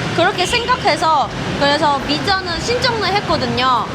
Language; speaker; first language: Korean; non-native, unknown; Vietnamese